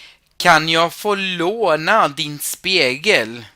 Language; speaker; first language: Swedish; non-native, fluent; Spanish